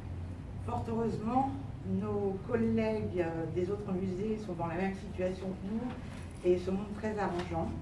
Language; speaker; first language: French; native; French